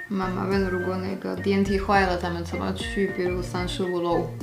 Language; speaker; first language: Chinese; non-native, fluent; Slovak